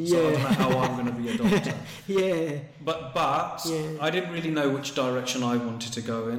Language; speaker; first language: English; native; English